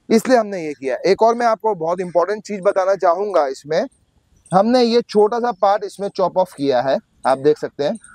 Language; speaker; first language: Hindi; native; Hindi